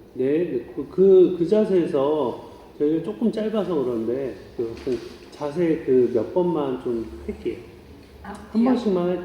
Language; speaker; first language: Korean; native; Korean